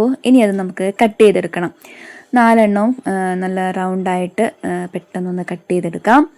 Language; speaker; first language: Malayalam; native; Malayalam